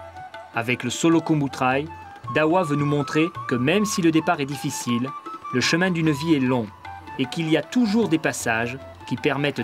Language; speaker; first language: French; native; French